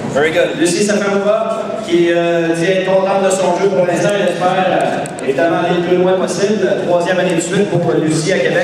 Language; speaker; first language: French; native; French